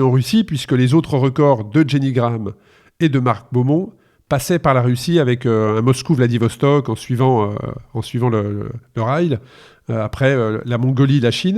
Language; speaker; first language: French; native; French